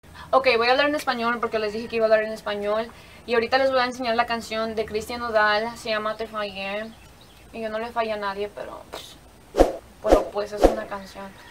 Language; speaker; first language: Spanish; early bilingual, heritage; Spanish